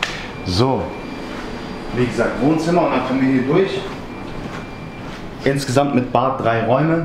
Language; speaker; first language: German; native; German